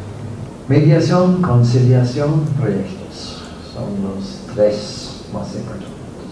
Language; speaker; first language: Spanish; non-native, fluent; Norwegian